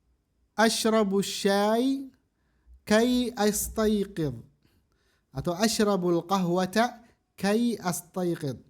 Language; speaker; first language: Arabic; non-native, fluent; Indonesian